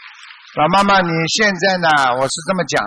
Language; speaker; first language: Chinese; native; Chinese